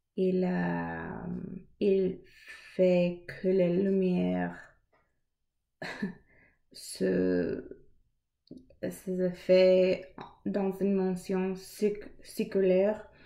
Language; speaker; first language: French; non-native, learner; English